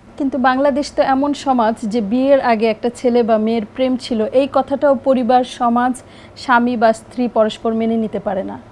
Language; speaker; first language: Bangla; native; Bangla